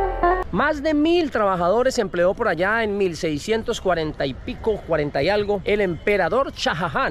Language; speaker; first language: Spanish; native; Spanish